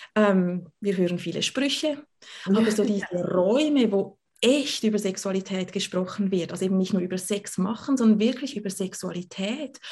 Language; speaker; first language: German; native; German